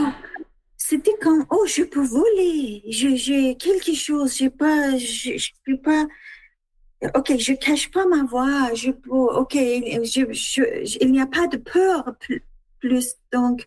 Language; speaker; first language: French; non-native, learner; Persian